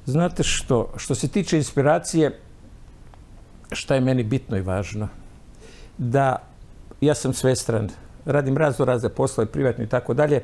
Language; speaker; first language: Croatian; native; Croatian